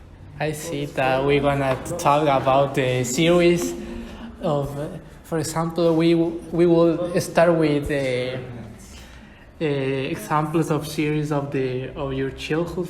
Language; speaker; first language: English; non-native, learner; Spanish